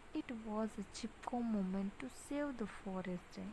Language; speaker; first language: English; non-native, local second language; Gujarati